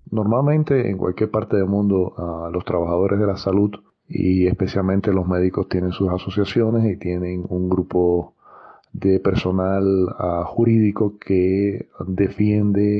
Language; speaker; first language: Spanish; native; Spanish